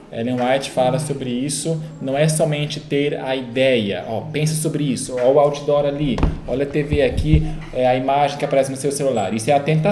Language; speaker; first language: Portuguese; native; Portuguese